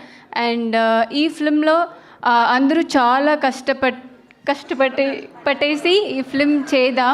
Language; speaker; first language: Telugu; non-native, learner; Tamil